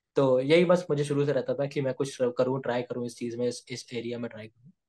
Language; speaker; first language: Hindi; native; Hindi